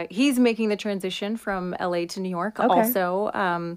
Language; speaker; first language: English; native; English